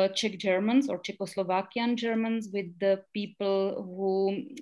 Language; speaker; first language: English; non-native, learner; Czech